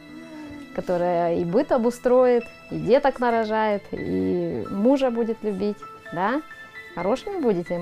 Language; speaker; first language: Russian; native; Russian